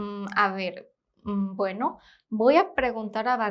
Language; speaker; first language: Spanish; non-native, fluent; Korean